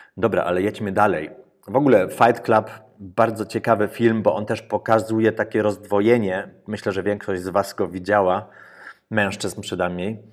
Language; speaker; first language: Polish; early bilingual, heritage; Polish